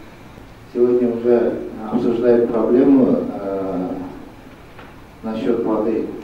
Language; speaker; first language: Russian; non-native, local second language; Kyrgyz